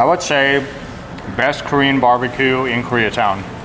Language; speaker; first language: English; native; English